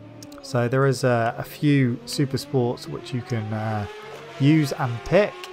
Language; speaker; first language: English; native; English